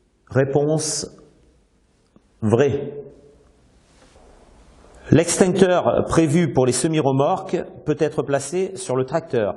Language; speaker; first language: French; native; French